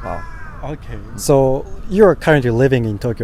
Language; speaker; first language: English; non-native, learner; Japanese